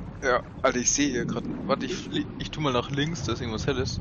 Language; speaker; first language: German; native; German